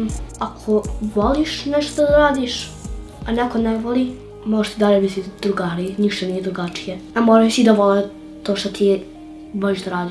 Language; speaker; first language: Serbian; early bilingual, heritage; Serbian